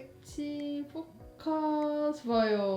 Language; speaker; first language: Nepali; non-native, learner; Korean